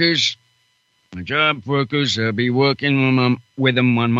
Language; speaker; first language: English; non-native, fluent; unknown